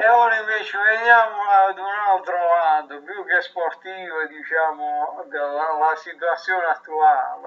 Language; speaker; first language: Italian; native; Italian